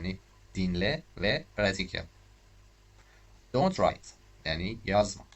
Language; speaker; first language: Turkish; non-native, learner; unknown